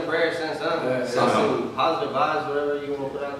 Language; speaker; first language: English; native; English